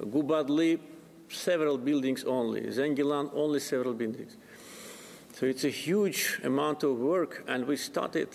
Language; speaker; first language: English; non-native, fluent; Azerbaijani